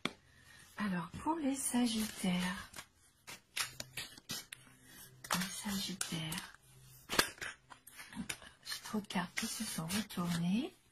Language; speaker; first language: French; native; French